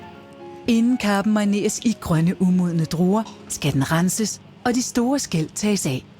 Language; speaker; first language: Danish; native; Danish